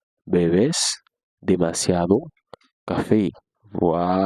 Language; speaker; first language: Spanish; non-native, learner; Haitian Creole